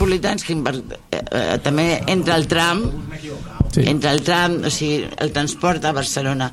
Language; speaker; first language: Catalan; native; Catalan